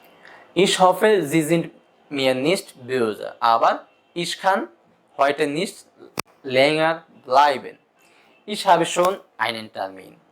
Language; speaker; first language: German; non-native, fluent; Bangla